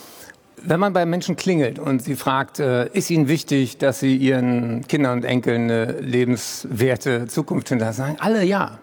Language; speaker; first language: German; native; German